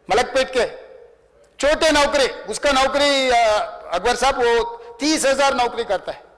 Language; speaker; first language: Hindi; non-native, local second language; Telugu